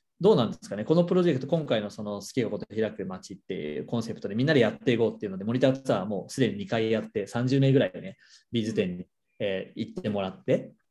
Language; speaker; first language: Japanese; native; Japanese